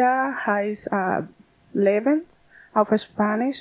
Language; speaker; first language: German; non-native, learner; Spanish